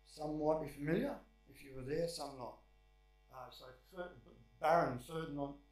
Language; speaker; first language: English; native; English